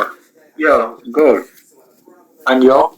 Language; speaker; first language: English; non-native, learner; French